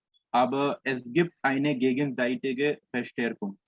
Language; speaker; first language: German; non-native, fluent; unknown